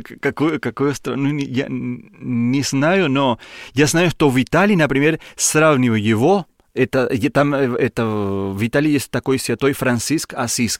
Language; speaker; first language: Russian; non-native, learner; Spanish